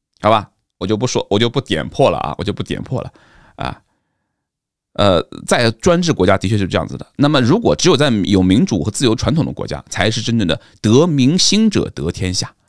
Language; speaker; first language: Chinese; native; Chinese